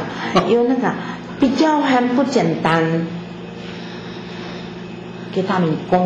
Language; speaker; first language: Chinese; non-native, learner; Filipino